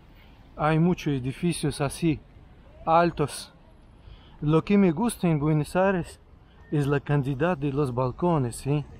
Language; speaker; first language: Spanish; non-native, fluent; Russian